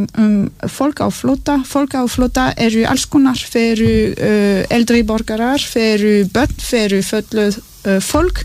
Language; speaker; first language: Icelandic; non-native, learner; French